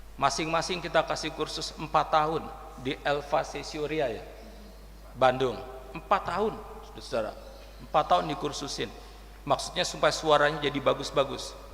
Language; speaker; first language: Indonesian; native; Indonesian